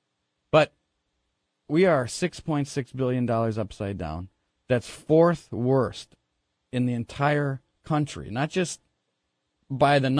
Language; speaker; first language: English; native; English